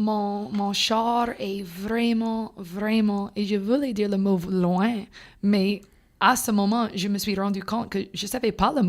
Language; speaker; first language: French; non-native, fluent; English